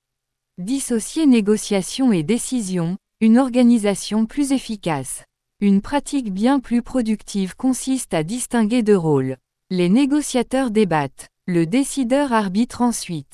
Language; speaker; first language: French; native; French